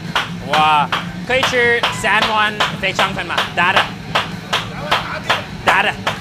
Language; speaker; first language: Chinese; non-native, learner; English